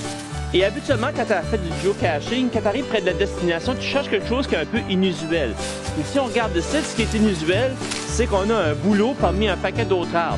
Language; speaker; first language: French; native; French